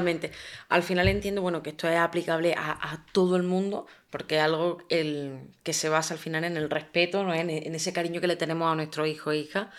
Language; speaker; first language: Spanish; native; Spanish